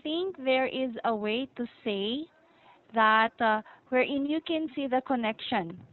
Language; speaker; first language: English; non-native, fluent; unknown